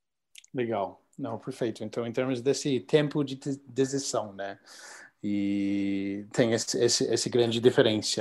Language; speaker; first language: Portuguese; non-native, learner; English